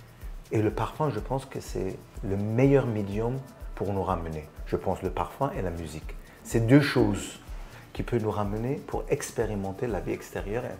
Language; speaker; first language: French; non-native, fluent; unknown